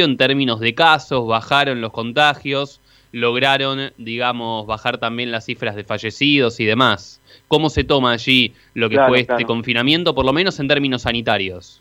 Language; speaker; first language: Spanish; native; Spanish